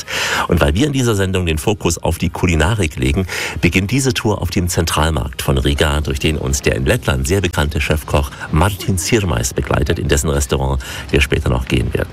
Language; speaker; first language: German; native; German